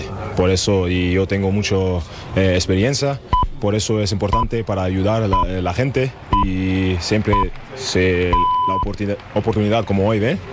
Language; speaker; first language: Spanish; non-native, learner; German